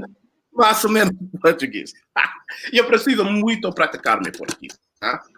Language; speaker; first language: Portuguese; non-native, learner; English